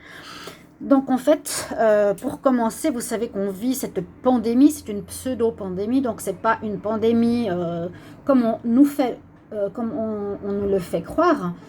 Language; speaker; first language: French; native; French